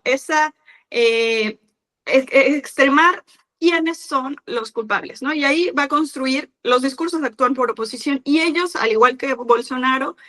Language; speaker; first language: Spanish; native; Spanish